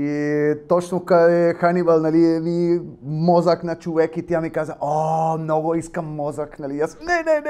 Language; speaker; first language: Bulgarian; non-native, learner; Spanish